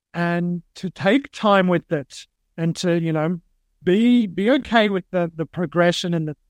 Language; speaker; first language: English; native; English